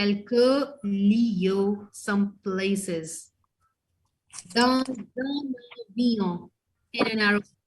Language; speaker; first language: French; non-native, fluent; Hindi